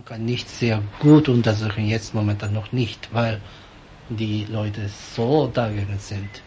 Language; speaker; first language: German; non-native, fluent; Japanese